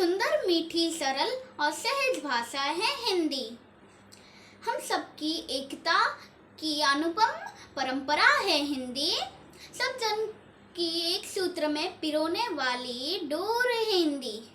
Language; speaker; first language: Hindi; non-native, local second language; Odia